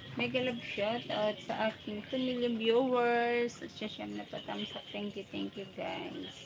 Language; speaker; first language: Filipino; non-native, local second language; Bikol